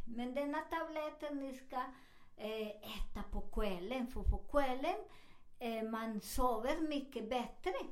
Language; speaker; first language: Swedish; non-native, fluent; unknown